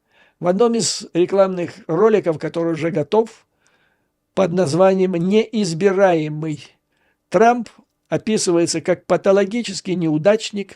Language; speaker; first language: Russian; native; Russian